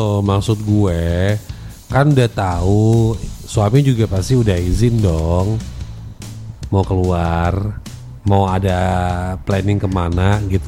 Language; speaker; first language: Indonesian; native; Indonesian